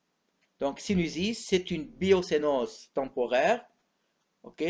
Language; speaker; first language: French; non-native, local second language; Arabic